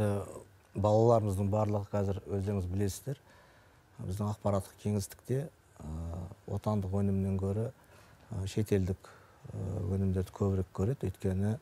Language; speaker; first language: Kazakh; native; Kazakh